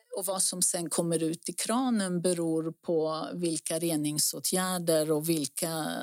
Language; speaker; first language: Swedish; early bilingual, other home language; Greek